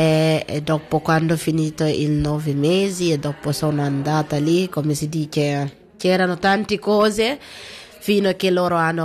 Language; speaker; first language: Italian; non-native, learner; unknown